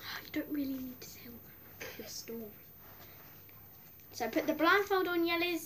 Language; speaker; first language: English; native; English